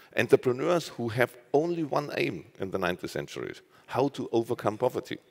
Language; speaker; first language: English; non-native, fluent; German